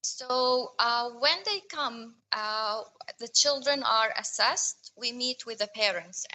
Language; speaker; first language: English; non-native, fluent; Arabic